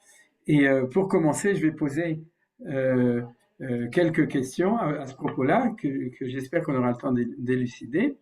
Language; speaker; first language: French; native; French